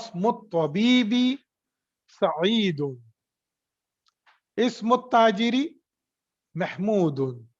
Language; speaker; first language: Arabic; non-native, fluent; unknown